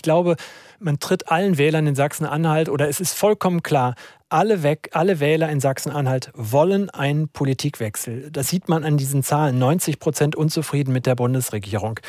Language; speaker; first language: German; native; German